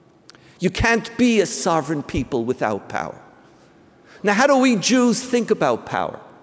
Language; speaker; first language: English; native; English